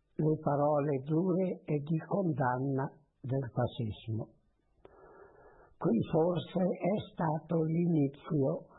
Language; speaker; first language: Italian; native; Italian